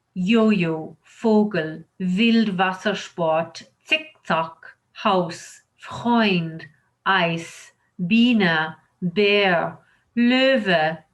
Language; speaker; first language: German; non-native, fluent; English